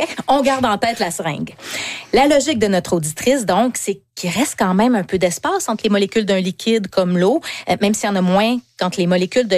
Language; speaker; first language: French; native; French